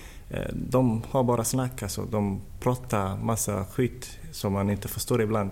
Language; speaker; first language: Swedish; non-native, fluent; Somali